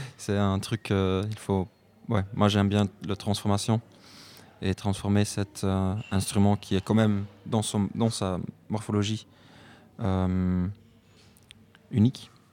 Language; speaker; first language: French; non-native, fluent; Dutch